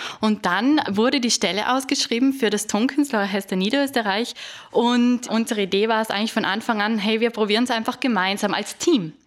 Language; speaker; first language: German; native; German